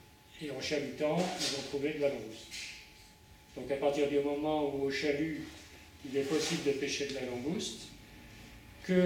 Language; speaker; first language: French; native; French